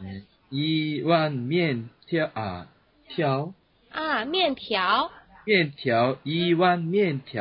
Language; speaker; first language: Chinese; non-native, learner; Korean